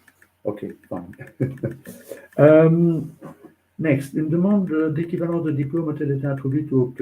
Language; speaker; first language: French; native; French